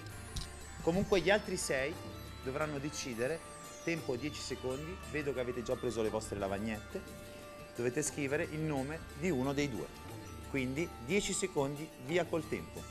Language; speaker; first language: Italian; native; Italian